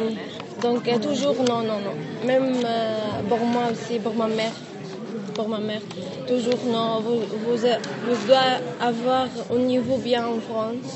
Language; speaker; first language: French; non-native, learner; Arabic